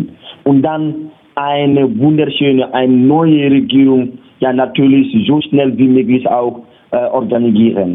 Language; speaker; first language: German; non-native, learner; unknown